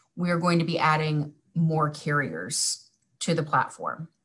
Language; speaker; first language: English; native; English